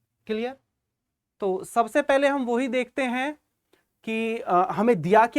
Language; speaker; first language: Hindi; native; Hindi